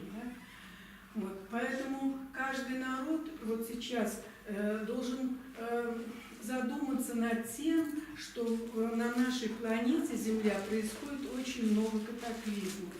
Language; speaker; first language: Russian; native; Russian